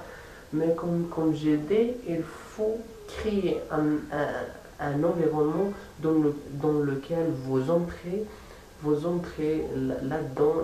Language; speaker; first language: French; non-native, fluent; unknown